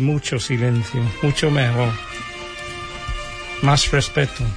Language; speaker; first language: Spanish; non-native, fluent; English